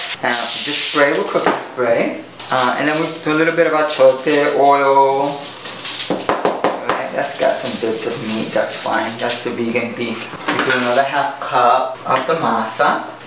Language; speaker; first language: English; early bilingual, other home language; Spanish